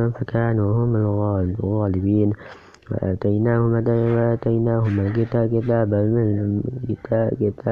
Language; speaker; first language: Arabic; non-native, learner; Indonesian